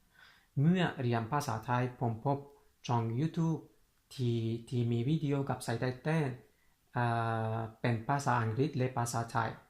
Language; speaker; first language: Thai; non-native, fluent; Persian